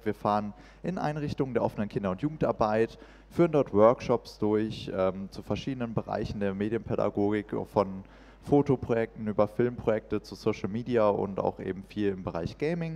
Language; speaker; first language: German; native; German